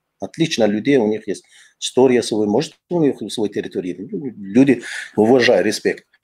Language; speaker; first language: Russian; non-native, fluent; Azerbaijani